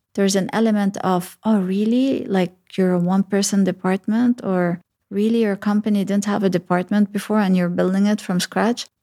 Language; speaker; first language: English; early bilingual, other home language; Arabic